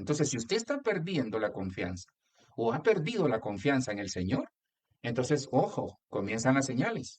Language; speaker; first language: Spanish; native; Spanish